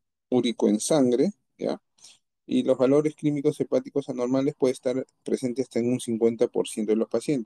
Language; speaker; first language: Spanish; native; Spanish